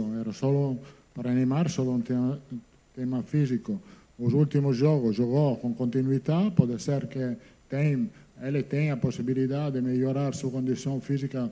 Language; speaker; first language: Portuguese; non-native, learner; Italian